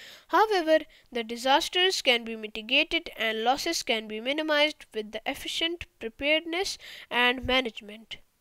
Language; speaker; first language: English; non-native, local second language; Urdu